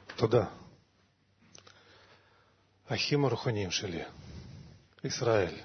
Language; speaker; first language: Hebrew; non-native, learner; Russian